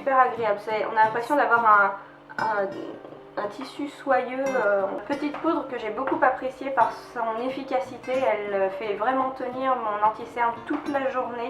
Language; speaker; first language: French; native; French